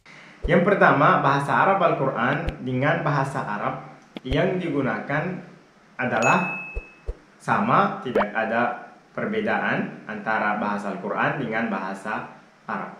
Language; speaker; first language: Indonesian; non-native, fluent; Arabic